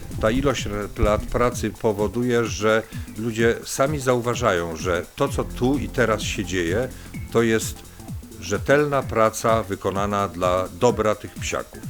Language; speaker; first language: Polish; native; Polish